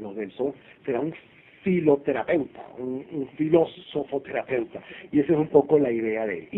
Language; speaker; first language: Spanish; native; Spanish